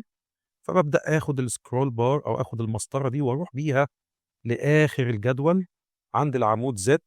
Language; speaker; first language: Arabic; native; Arabic